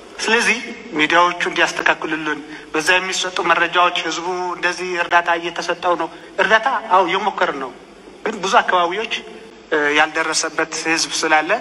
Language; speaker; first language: Amharic; non-native, local second language; Tigrinya